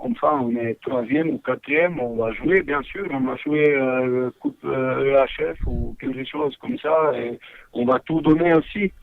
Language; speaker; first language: French; non-native, fluent; Bosnian